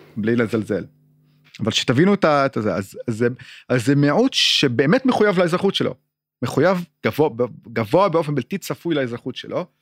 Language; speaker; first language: Hebrew; non-native, local second language; Arabic